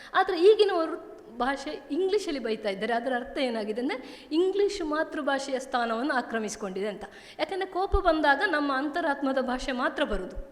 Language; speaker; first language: Kannada; native; Kannada